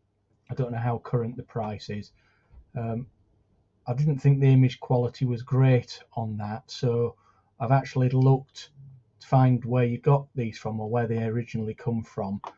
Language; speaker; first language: English; native; English